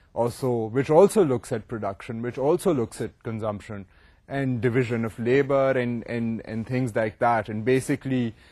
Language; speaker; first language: English; non-native, local second language; Urdu